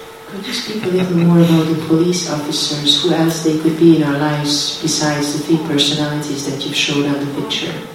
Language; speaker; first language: English; non-native, fluent; Hungarian